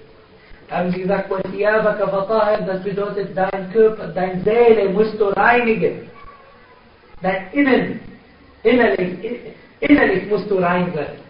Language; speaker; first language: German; non-native, fluent; Arabic